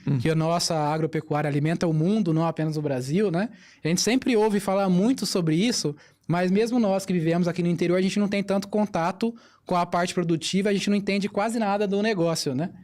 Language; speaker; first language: Portuguese; native; Portuguese